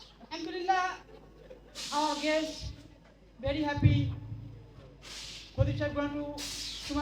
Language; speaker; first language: English; non-native, learner; Bangla